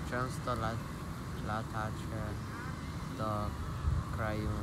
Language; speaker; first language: Polish; early bilingual, heritage; Polish